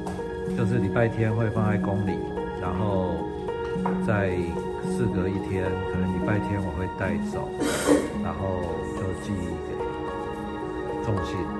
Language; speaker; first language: Chinese; native; Chinese